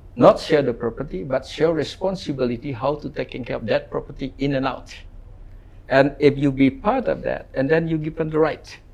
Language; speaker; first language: English; non-native, fluent; Indonesian